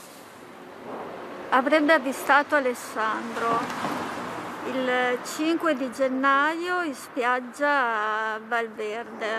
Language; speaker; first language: Italian; native; Italian